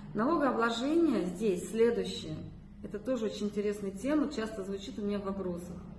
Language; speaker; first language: Russian; native; Russian